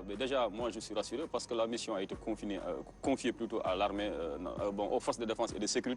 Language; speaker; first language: French; non-native, local second language; Wolof